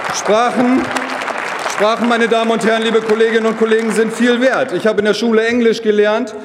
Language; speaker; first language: German; non-native, local second language; Low German